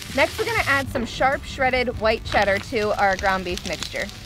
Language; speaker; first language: English; native; English